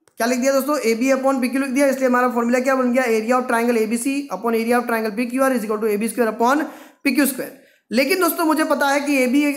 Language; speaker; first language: Hindi; non-native, local second language; Gujarati